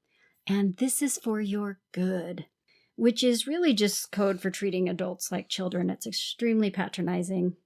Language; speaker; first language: English; native; English